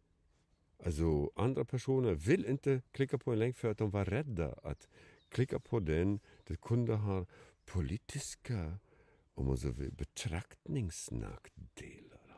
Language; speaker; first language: Swedish; non-native, fluent; German